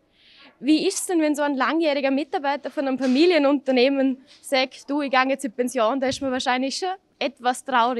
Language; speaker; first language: German; native; German